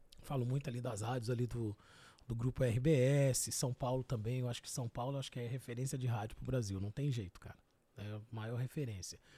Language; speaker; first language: Portuguese; native; Portuguese